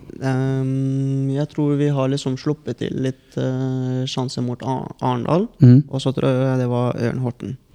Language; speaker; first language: Norwegian; early bilingual, other home language; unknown